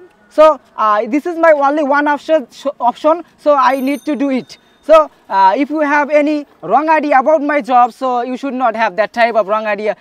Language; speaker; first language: English; non-native, local second language; Bangla